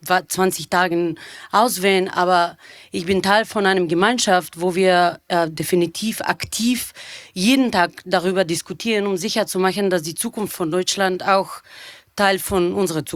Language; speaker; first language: German; non-native, fluent; Bulgarian